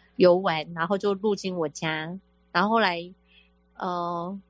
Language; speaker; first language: Chinese; native; Chinese